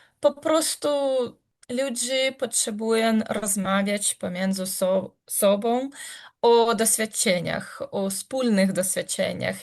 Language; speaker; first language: Polish; non-native, learner; Ukrainian